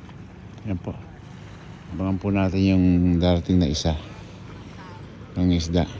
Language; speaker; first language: Filipino; native; Filipino